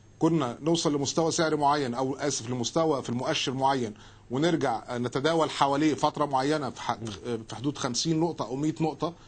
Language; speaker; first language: Arabic; native; Arabic